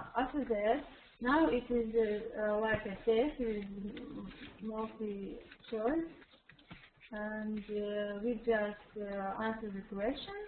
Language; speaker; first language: English; non-native, learner; Russian